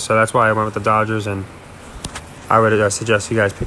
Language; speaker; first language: English; native; English